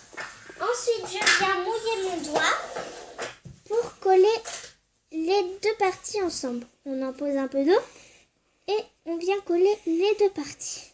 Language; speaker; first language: French; native; French